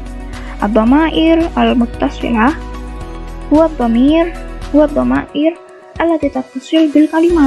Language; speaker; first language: Arabic; non-native, learner; Indonesian